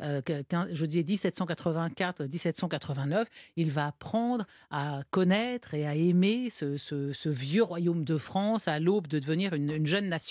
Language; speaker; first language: French; native; French